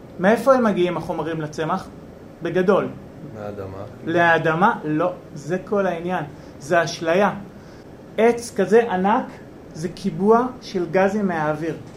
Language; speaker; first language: Hebrew; native; Hebrew